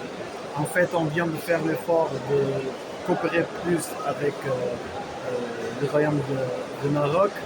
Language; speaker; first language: French; non-native, fluent; Portuguese